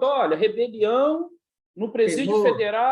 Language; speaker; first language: Portuguese; native; Portuguese